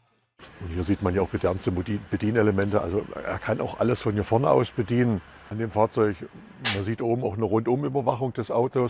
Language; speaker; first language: German; native; German